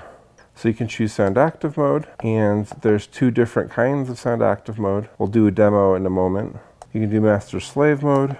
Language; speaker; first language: English; native; English